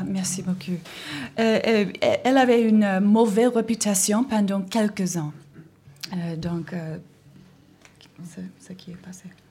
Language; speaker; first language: French; non-native, learner; English